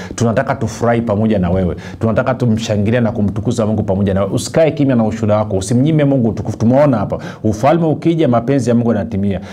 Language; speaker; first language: Swahili; native; Swahili